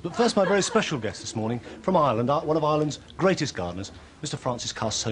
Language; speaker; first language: English; native; English